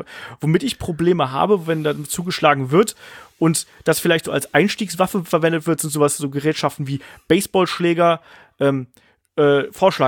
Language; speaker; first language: German; native; German